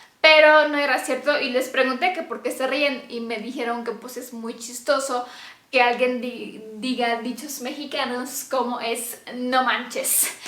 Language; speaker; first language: Spanish; non-native, fluent; Romanian